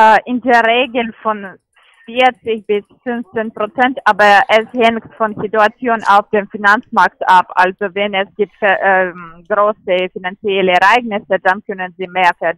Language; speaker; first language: German; non-native, learner; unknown